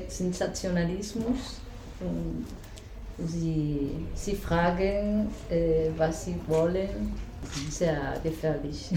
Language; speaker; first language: German; non-native, fluent; Spanish